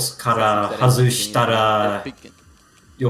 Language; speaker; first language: Japanese; non-native, learner; English